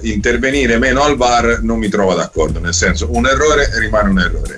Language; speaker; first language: Italian; native; Italian